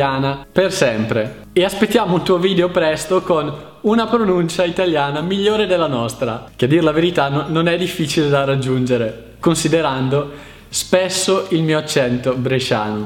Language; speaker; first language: Italian; native; Italian